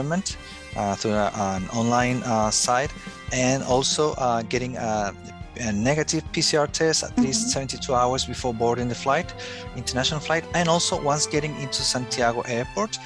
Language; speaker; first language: English; non-native, fluent; Spanish